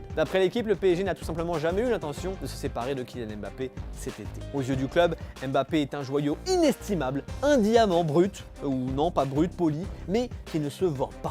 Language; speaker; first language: French; native; French